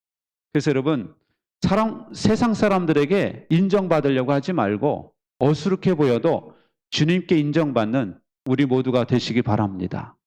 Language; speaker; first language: Korean; native; Korean